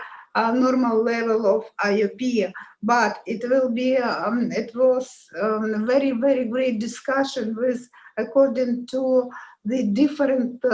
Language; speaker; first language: English; non-native, learner; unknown